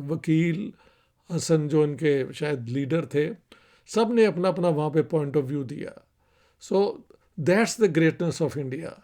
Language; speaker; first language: Urdu; non-native, local second language; Punjabi